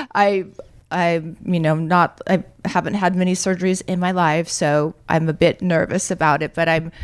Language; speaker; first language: English; native; English